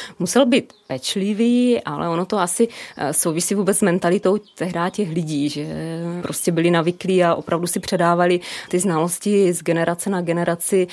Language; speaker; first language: Czech; native; Czech